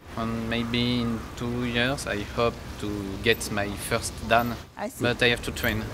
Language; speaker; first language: English; non-native, learner; French